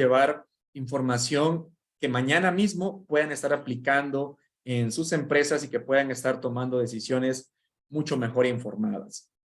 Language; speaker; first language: Spanish; native; Spanish